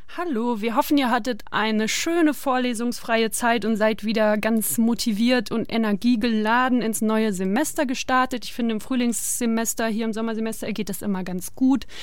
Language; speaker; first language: German; native; German